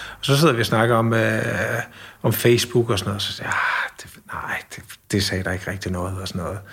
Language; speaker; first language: Danish; native; Danish